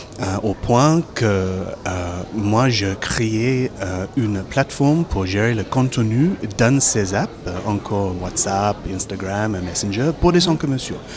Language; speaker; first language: French; non-native, fluent; English